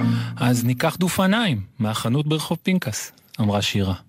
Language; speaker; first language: Hebrew; native; Hebrew